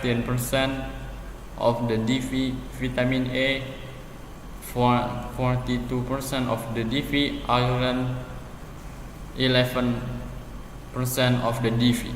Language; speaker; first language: English; non-native, learner; Indonesian